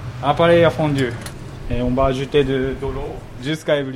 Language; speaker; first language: French; non-native, fluent; Japanese